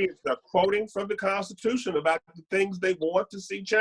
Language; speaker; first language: English; native; English